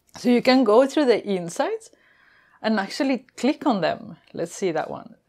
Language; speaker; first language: English; non-native, fluent; Spanish